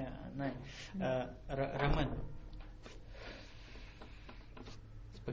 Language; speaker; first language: Japanese; non-native, learner; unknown